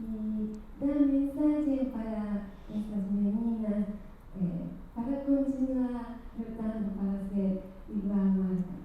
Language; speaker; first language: Portuguese; non-native, learner; Japanese